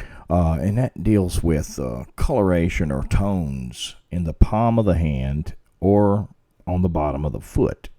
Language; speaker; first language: English; native; English